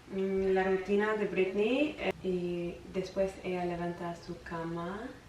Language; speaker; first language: Spanish; non-native, learner; English